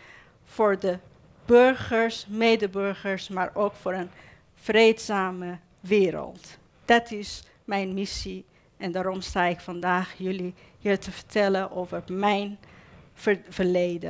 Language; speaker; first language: Dutch; non-native, fluent; Persian